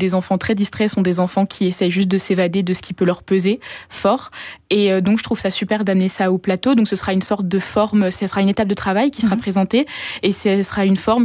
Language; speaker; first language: French; native; French